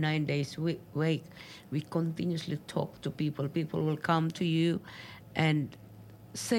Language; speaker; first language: English; non-native, local second language; Cebuano